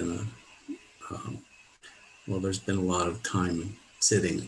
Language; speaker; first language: English; native; English